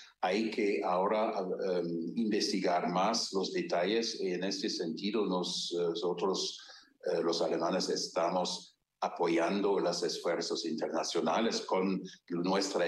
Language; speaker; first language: Spanish; non-native, fluent; German